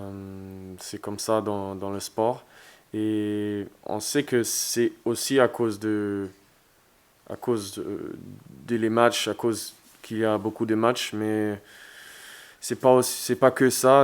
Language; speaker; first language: French; non-native, fluent; German